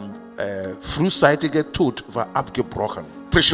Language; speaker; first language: German; non-native, learner; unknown